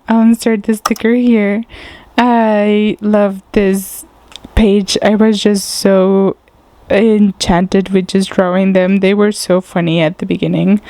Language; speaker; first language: English; non-native, fluent; Spanish